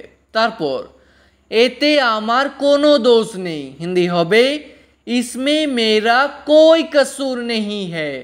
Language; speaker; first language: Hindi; non-native, fluent; Bangla